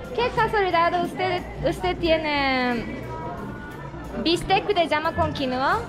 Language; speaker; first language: Spanish; non-native, learner; Japanese